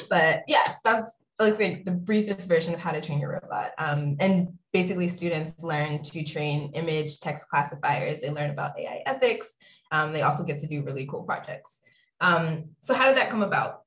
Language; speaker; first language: English; native; English